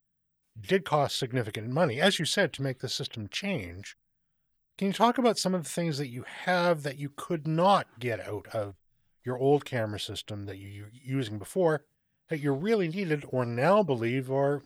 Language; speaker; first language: English; native; English